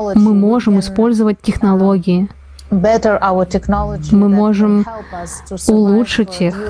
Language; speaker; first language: Russian; non-native, fluent; Hindi